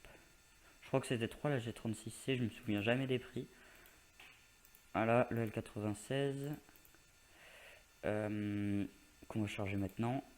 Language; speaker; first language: French; native; French